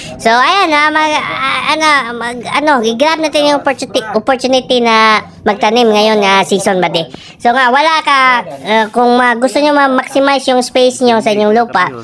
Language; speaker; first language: Filipino; non-native, local second language; Cebuano